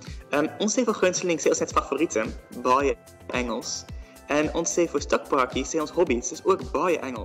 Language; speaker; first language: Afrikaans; non-native, learner; Dutch